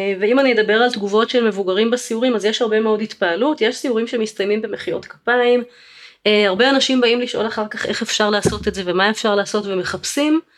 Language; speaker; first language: Hebrew; native; Hebrew